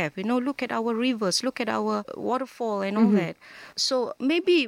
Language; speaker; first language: English; non-native, local second language; Malay